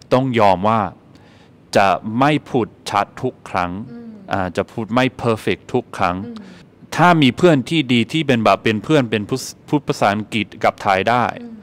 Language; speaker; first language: Thai; non-native, fluent; English